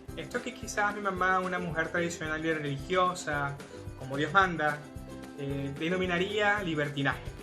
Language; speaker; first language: Spanish; native; Spanish